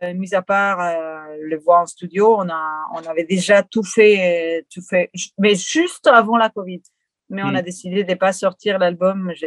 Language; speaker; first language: French; non-native, fluent; Spanish